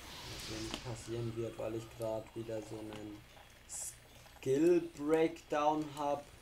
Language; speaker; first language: German; native; German